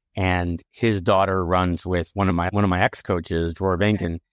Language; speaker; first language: English; native; English